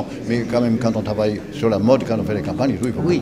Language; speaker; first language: French; non-native, fluent; German